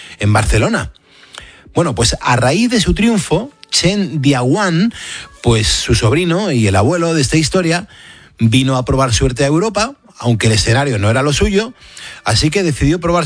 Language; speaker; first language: Spanish; native; Spanish